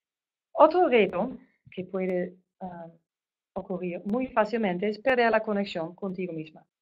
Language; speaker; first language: Spanish; non-native, fluent; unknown